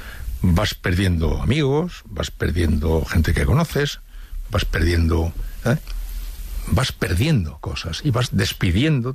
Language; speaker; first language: Spanish; native; Spanish